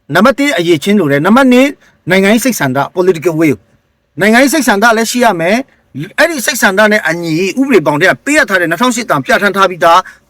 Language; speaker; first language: Burmese; non-native, local second language; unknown